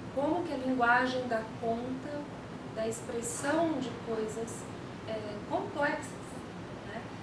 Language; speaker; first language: Portuguese; early bilingual, other home language; Spanish